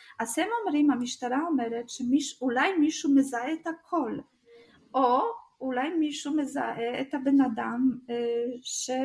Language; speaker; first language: Hebrew; non-native, fluent; Russian